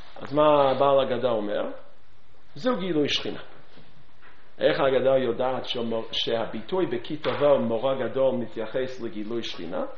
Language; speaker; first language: Hebrew; non-native, fluent; English